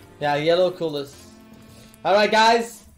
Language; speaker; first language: English; non-native, fluent; French